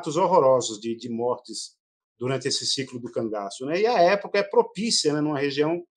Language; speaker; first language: Portuguese; native; Portuguese